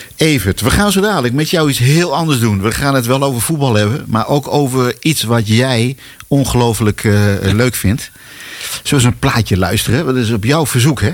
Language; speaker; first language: Dutch; native; Dutch